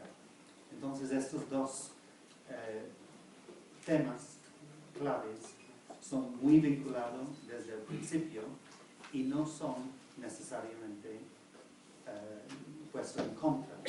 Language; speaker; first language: Spanish; non-native, fluent; English